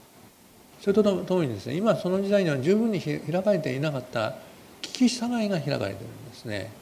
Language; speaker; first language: Japanese; native; Japanese